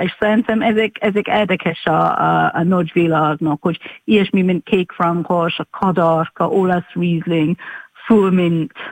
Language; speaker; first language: Hungarian; non-native, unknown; English